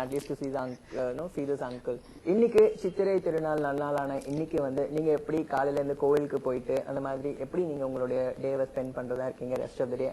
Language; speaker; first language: Tamil; native; Tamil